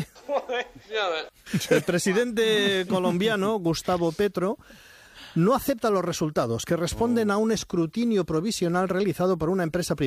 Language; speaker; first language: Spanish; native; Spanish